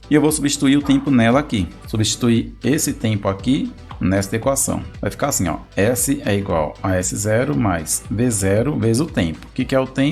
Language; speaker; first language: Portuguese; native; Portuguese